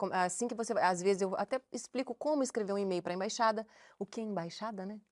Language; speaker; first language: Portuguese; native; Portuguese